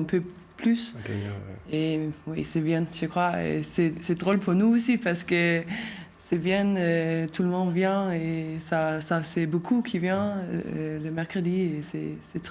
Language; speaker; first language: French; non-native, learner; Danish